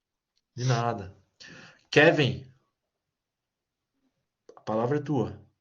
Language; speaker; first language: Portuguese; native; Portuguese